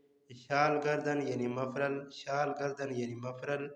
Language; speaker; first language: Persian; non-native, learner; Urdu